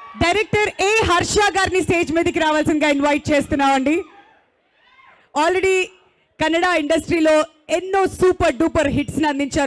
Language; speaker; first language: Telugu; native; Telugu